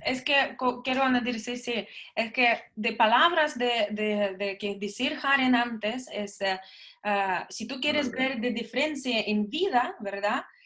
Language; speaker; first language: Spanish; non-native, learner; Russian